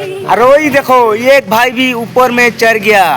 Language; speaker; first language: Hindi; non-native, learner; Bangla